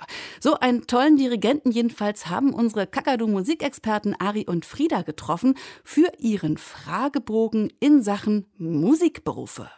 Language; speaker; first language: German; native; German